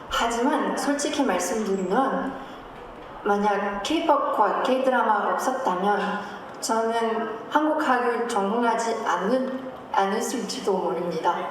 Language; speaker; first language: Korean; non-native, fluent; French